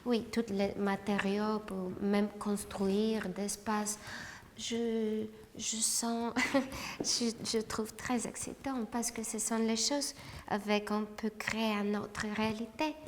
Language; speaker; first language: French; non-native, fluent; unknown